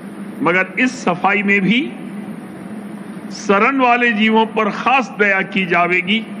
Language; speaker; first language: Hindi; native; Hindi